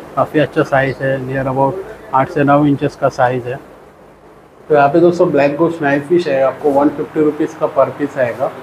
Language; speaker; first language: Hindi; non-native, local second language; Marathi